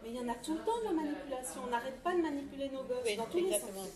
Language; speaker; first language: French; native; French